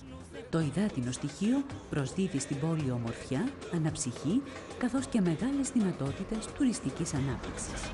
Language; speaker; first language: Greek; native; Greek